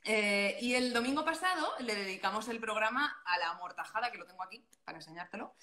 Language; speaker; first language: Spanish; non-native, local second language; Catalan